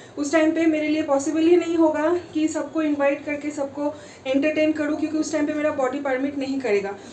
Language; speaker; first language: Hindi; non-native, local second language; Bangla